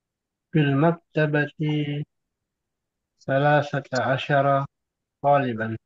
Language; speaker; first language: Arabic; non-native, learner; Indonesian